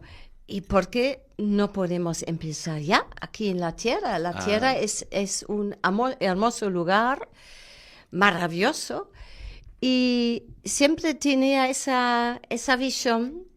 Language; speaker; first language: Spanish; non-native, fluent; German